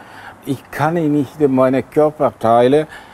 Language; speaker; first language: German; non-native, learner; Turkish